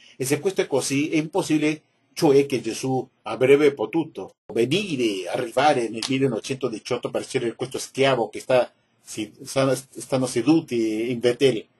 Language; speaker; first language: Italian; non-native, learner; Spanish